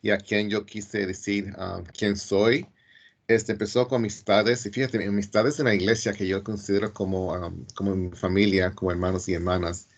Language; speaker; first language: Spanish; early bilingual, heritage; Spanish